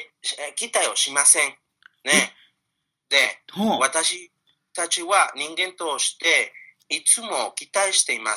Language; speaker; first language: Japanese; non-native, fluent; Spanish